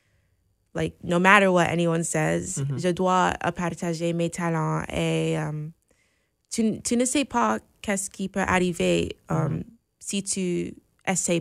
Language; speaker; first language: French; non-native, fluent; English